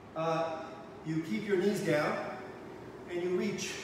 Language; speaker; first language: English; native; English